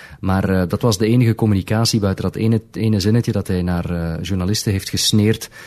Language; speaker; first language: Dutch; native; Dutch